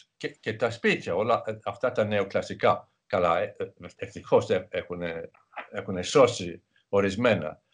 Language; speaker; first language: Greek; non-native, fluent; English